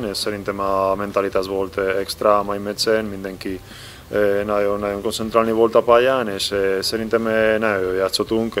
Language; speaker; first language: Hungarian; non-native, learner; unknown